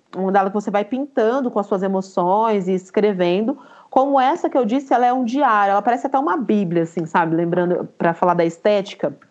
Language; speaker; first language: Portuguese; native; Portuguese